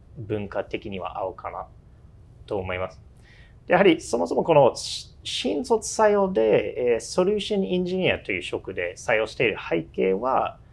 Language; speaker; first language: Japanese; non-native, fluent; English